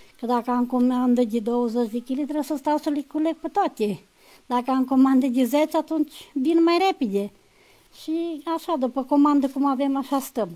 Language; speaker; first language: Romanian; native; Romanian